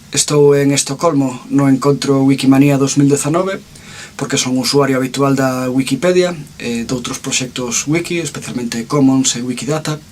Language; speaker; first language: Galician; non-native, local second language; Spanish